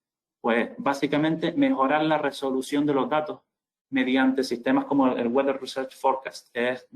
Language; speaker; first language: Spanish; native; Spanish